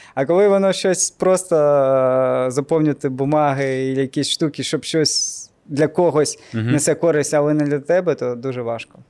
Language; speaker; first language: Ukrainian; non-native, local second language; Russian